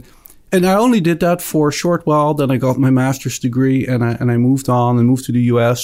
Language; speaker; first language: English; non-native, fluent; Dutch